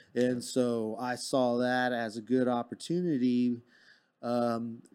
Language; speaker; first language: English; native; English